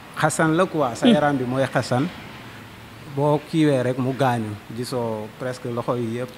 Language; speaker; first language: Wolof; non-native, local second language; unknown